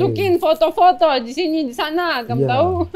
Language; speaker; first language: Indonesian; non-native, learner; Russian